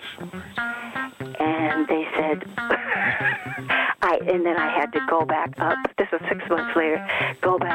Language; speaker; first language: English; early bilingual, other home language; Swedish